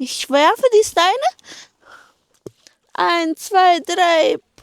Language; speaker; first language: German; non-native, fluent; Indonesian